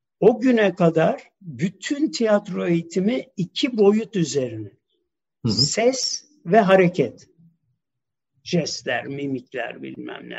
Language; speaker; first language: Turkish; early bilingual, heritage; Turkish